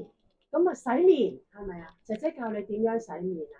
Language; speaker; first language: Cantonese; native; Cantonese